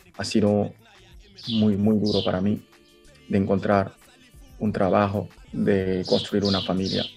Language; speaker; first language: Spanish; non-native, fluent; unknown